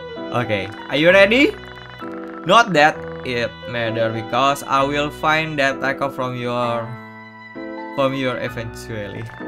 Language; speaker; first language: English; non-native, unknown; Indonesian